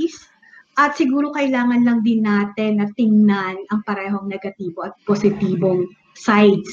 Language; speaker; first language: English; non-native, local second language; Bikol